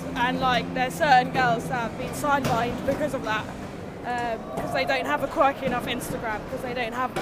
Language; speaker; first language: English; native; English